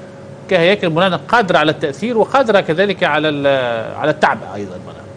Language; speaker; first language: Arabic; native; Arabic